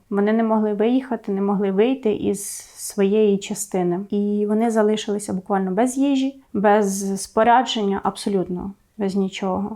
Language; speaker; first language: Ukrainian; native; Ukrainian